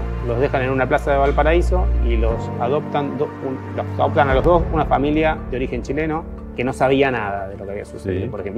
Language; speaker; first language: Spanish; native; Spanish